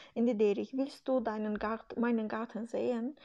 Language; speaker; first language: German; non-native, fluent; Azerbaijani